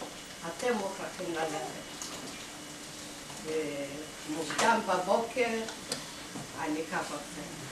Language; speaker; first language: Hebrew; non-native, fluent; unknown